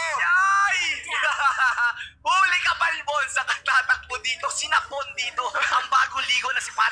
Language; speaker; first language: Filipino; native; Filipino